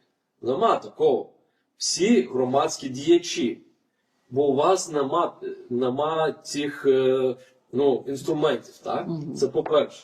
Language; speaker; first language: Ukrainian; non-native, fluent; Lithuanian